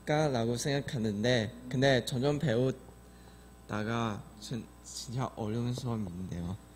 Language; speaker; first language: Korean; non-native, learner; Chinese